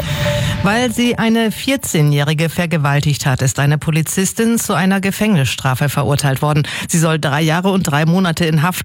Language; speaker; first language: German; native; German